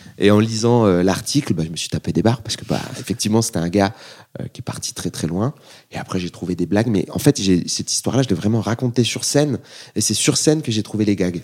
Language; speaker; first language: French; native; French